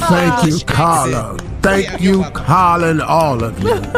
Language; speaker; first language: English; native; English